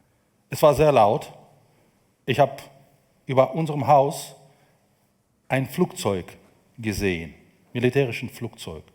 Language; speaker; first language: German; non-native, fluent; Ukrainian